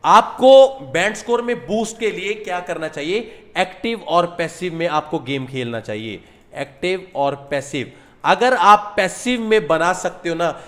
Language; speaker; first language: Hindi; non-native, local second language; Punjabi